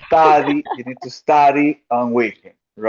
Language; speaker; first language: English; non-native, fluent; Spanish